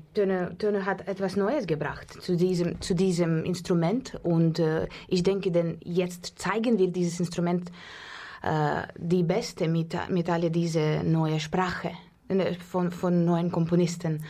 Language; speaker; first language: German; non-native, learner; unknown